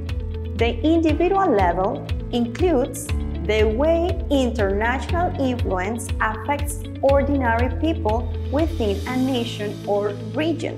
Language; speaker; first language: English; non-native, fluent; Spanish